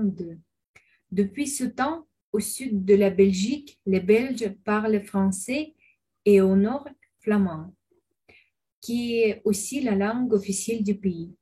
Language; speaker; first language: French; non-native, fluent; Russian